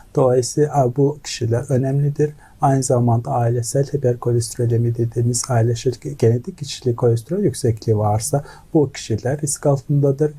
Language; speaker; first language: Turkish; non-native, fluent; Mongolian